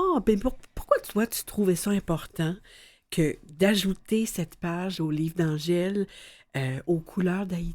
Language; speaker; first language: French; native; French